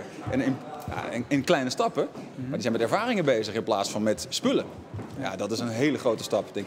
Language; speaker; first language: Dutch; native; Dutch